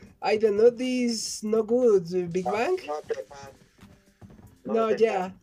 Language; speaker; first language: English; non-native, learner; Spanish